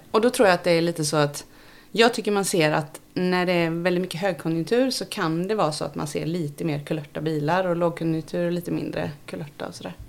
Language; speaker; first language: Swedish; native; Swedish